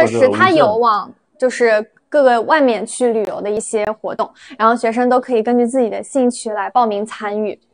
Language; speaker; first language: Chinese; native; Chinese